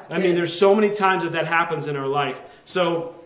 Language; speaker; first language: English; native; English